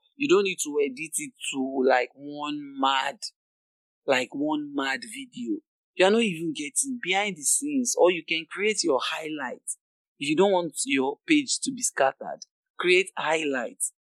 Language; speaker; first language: English; non-native, local second language; Yoruba